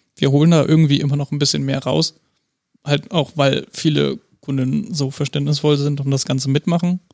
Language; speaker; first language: German; native; German